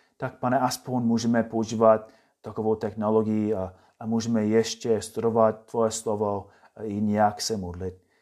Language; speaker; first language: Czech; non-native, fluent; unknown